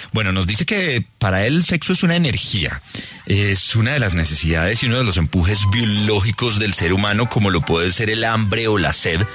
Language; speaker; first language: Spanish; native; Spanish